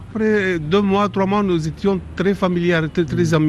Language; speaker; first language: French; non-native, learner; Arabic